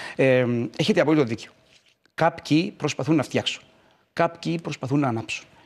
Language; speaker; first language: Greek; native; Greek